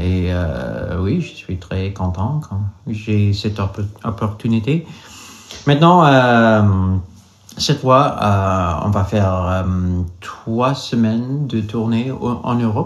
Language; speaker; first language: French; non-native, local second language; English